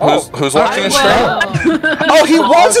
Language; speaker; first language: English; native; English